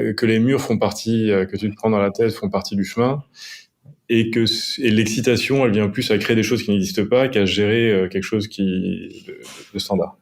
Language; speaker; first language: French; native; French